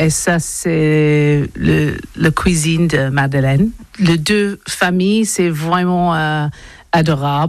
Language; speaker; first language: French; non-native, learner; English